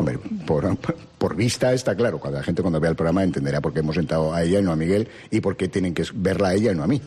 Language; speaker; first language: Spanish; native; Spanish